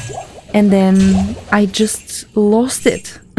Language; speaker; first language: English; non-native, fluent; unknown